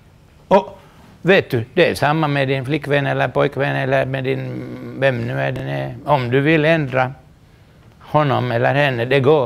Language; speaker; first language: Swedish; non-native, local second language; Finnish